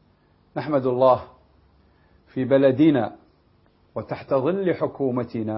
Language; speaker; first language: Arabic; native; Arabic